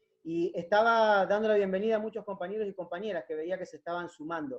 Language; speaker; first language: Spanish; native; Spanish